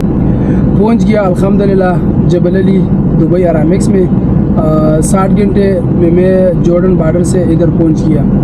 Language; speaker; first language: Hindi; non-native, local second language; Pashto